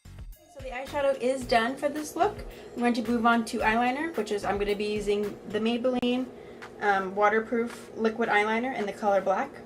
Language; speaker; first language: English; native; English